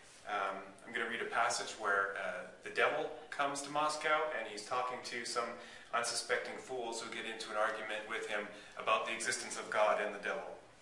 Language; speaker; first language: English; native; English